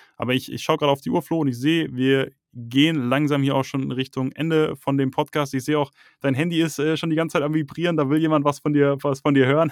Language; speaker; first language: German; native; German